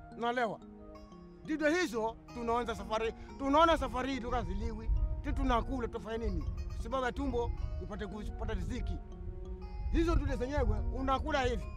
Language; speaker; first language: Swahili; non-native, local second language; Giryama